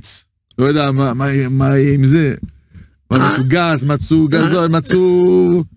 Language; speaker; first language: Hebrew; non-native, fluent; French